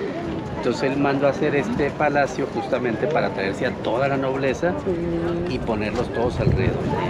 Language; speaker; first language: Spanish; native; Spanish